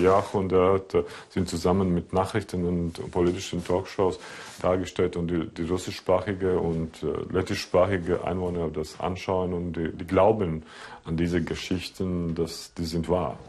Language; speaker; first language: German; non-native, fluent; Latvian